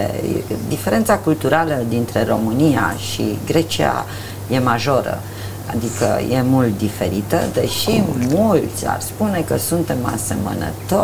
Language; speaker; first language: Romanian; native; Romanian